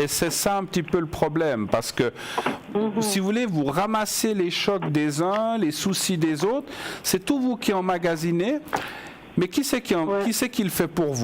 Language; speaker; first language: French; native; French